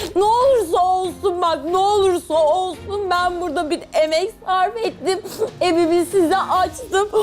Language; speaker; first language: Turkish; native; Turkish